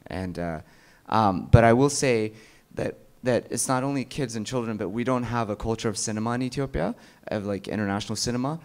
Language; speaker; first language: English; early bilingual, other home language; Amharic